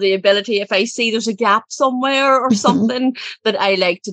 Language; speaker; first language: English; native; English